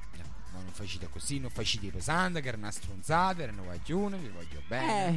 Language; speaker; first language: Italian; native; Italian